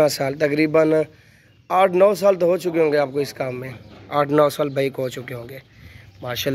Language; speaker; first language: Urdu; non-native, local second language; Saraiki